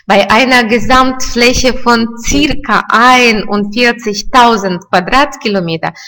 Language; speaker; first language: German; non-native, fluent; Russian